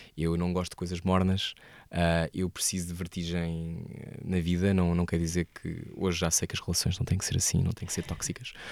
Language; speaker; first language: Portuguese; native; Portuguese